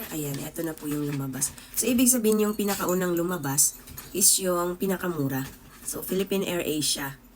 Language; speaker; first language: Filipino; non-native, local second language; Cebuano